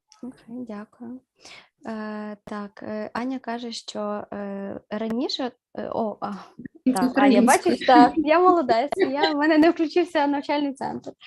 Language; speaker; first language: Ukrainian; native; Ukrainian